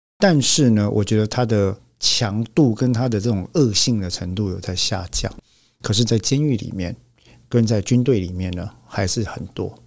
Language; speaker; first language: Chinese; native; Chinese